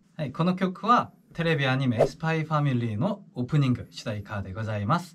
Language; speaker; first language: Japanese; non-native, fluent; Korean